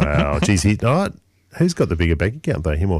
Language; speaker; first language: English; native; English